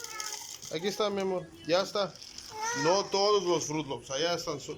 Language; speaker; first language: Spanish; native; Spanish